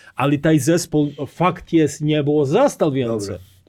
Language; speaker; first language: Polish; non-native, learner; Croatian